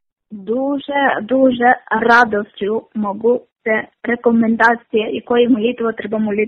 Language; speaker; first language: Ukrainian; non-native, learner; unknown